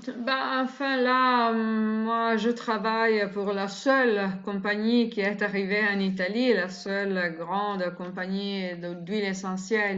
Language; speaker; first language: French; non-native, fluent; Italian